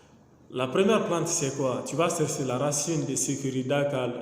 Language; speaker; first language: French; non-native, local second language; Mandingo